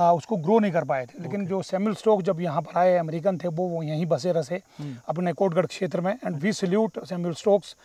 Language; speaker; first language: Hindi; native; Hindi